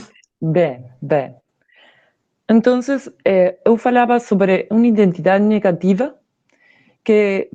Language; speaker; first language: Portuguese; non-native, learner; Spanish